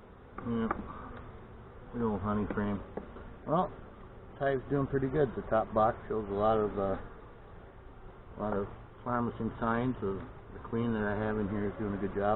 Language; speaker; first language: English; native; English